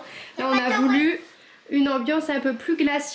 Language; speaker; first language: French; native; French